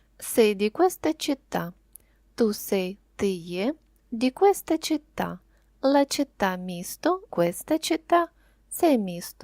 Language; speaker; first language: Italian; non-native, fluent; Ukrainian